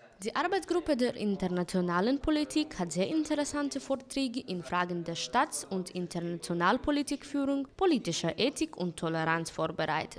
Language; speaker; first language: German; non-native, fluent; Ukrainian